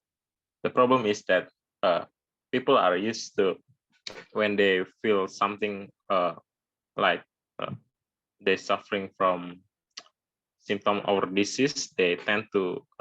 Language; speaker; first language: English; non-native, learner; Indonesian